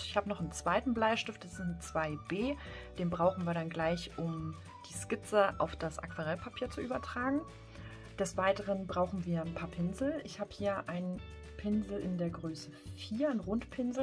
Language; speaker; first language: German; native; German